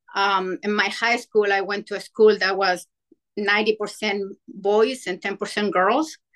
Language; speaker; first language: English; non-native, fluent; Spanish